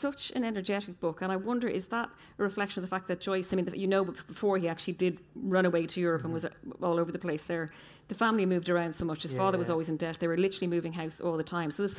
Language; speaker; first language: English; native; English